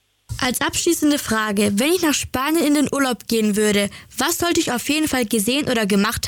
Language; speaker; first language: German; native; German